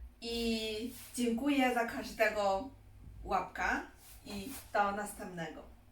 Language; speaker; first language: Polish; non-native, learner; Chinese